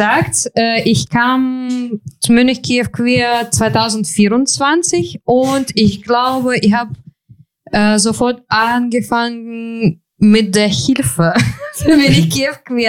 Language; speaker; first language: German; non-native, fluent; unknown